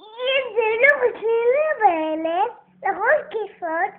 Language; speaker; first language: Hebrew; early bilingual, other home language; Russian